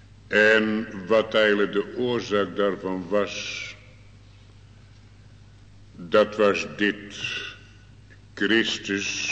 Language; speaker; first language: Dutch; native; Dutch